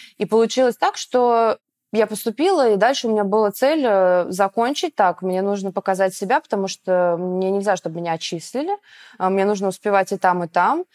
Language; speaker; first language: Russian; native; Russian